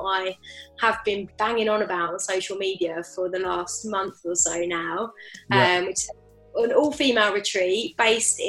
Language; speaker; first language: English; native; English